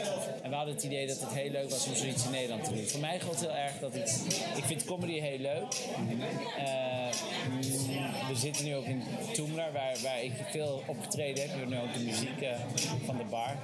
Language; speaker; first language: Dutch; native; Dutch